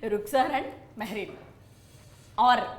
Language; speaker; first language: Telugu; native; Telugu